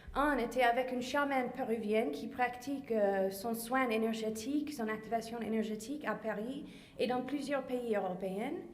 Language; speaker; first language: French; non-native, fluent; English